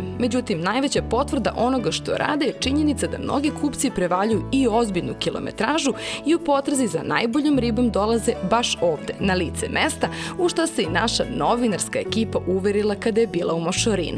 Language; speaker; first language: Serbian; native; Serbian